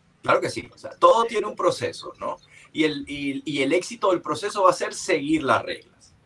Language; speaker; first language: Spanish; native; Spanish